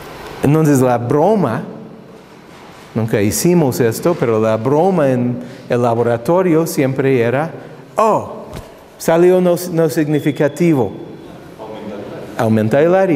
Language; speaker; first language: Spanish; non-native, fluent; English